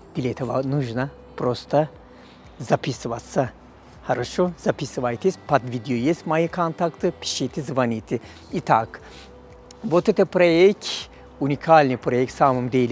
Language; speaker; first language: Russian; non-native, learner; Turkish